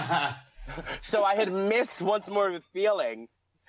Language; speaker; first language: English; native; English